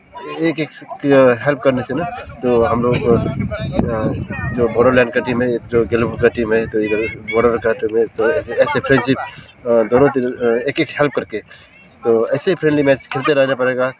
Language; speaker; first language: Hindi; non-native, local second language; Bodo